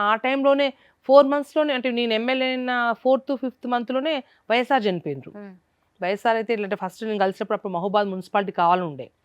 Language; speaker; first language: Telugu; non-native, local second language; Lambadi